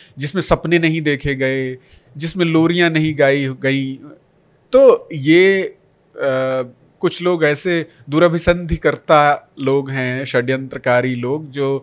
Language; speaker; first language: Hindi; non-native, local second language; Bhojpuri